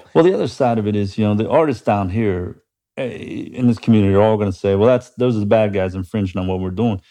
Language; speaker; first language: English; native; English